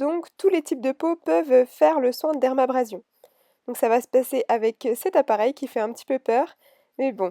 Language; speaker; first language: French; native; French